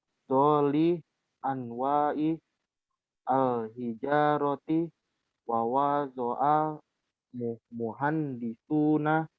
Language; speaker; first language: Arabic; non-native, learner; Indonesian